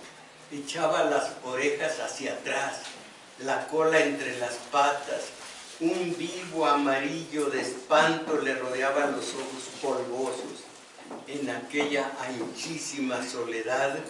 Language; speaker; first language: Spanish; native; Spanish